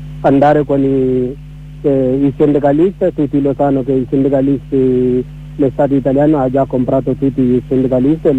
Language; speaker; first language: Italian; non-native, learner; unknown